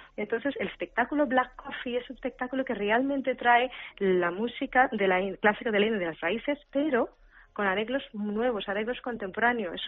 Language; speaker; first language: Spanish; non-native, fluent; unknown